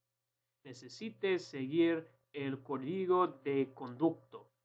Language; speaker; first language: Spanish; non-native, learner; English